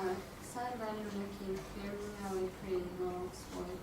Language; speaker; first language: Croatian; non-native, learner; English